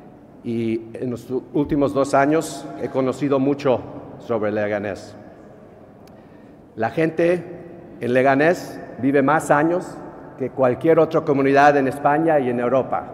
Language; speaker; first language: Spanish; non-native, fluent; English